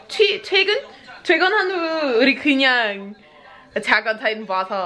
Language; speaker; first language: Korean; non-native, learner; English